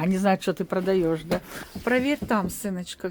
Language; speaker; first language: Russian; native; Russian